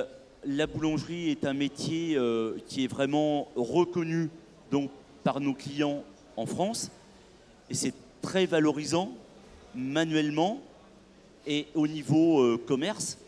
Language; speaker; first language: French; native; French